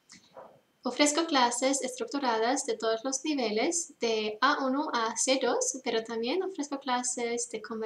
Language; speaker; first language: Spanish; non-native, learner; Swedish